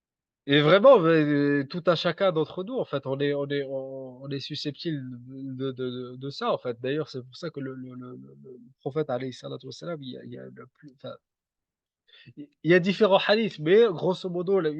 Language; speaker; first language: French; native; French